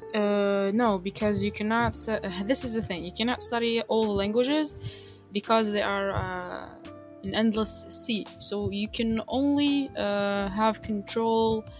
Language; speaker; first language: English; non-native, fluent; Arabic